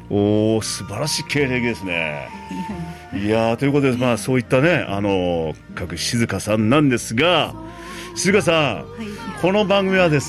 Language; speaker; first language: Japanese; native; Japanese